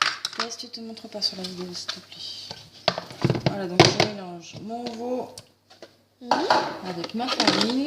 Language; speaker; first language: French; native; French